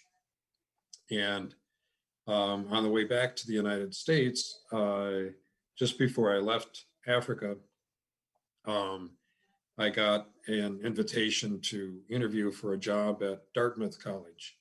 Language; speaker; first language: English; native; English